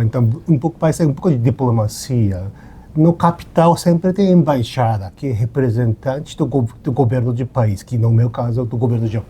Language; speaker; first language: Portuguese; non-native, learner; Japanese